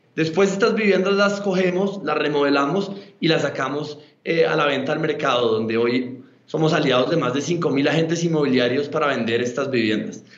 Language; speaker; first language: Spanish; native; Spanish